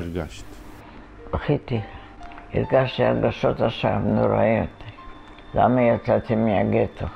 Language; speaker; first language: Hebrew; non-native, fluent; Polish